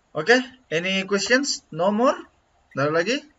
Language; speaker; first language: English; non-native, learner; Indonesian